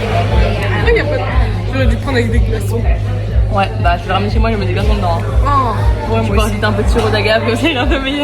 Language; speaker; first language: French; native; French